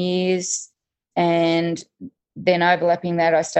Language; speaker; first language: English; native; English